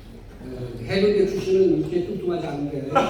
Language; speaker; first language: Korean; native; Korean